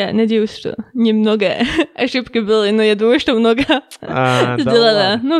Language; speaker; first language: Russian; non-native, learner; French